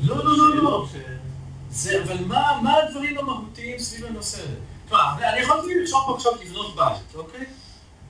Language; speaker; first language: Hebrew; native; Hebrew